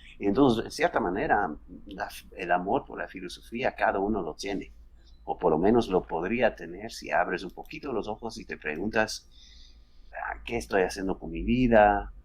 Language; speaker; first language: Spanish; non-native, fluent; Dutch